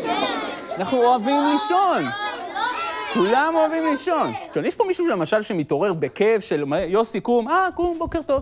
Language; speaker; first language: Hebrew; native; Hebrew